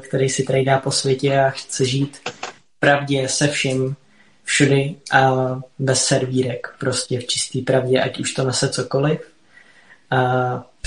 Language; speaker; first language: Czech; native; Czech